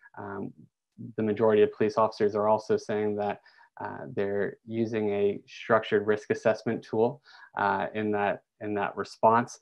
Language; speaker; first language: English; native; English